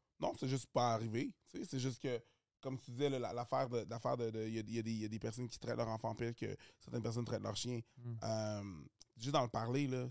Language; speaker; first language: French; early bilingual, other home language; Haitian Creole